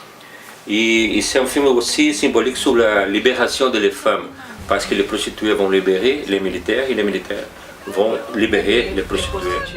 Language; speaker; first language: French; non-native, fluent; Portuguese